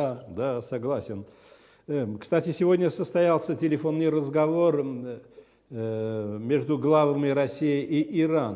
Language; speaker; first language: Russian; non-native, fluent; Armenian